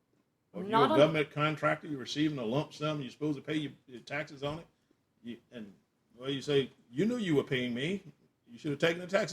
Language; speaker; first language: English; native; English